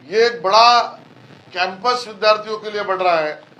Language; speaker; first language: Hindi; non-native, local second language; Marathi